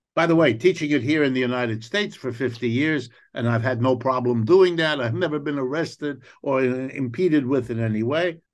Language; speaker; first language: English; native; English